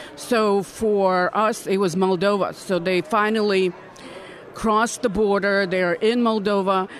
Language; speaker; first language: English; non-native, fluent; Russian